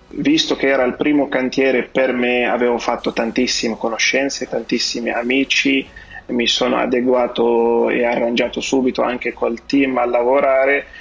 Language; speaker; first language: Italian; non-native, fluent; Arabic